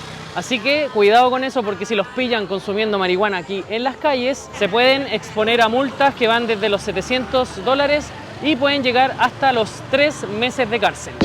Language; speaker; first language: Spanish; native; Spanish